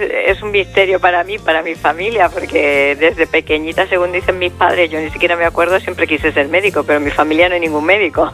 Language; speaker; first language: Spanish; native; Spanish